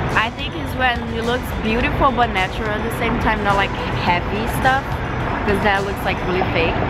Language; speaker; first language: English; non-native, fluent; Portuguese